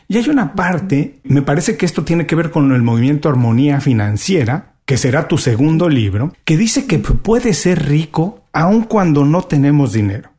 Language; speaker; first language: Spanish; native; Spanish